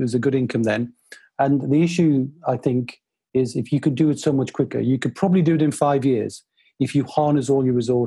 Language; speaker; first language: English; native; English